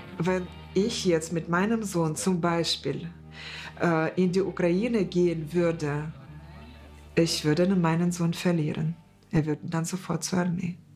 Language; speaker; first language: German; non-native, fluent; Ukrainian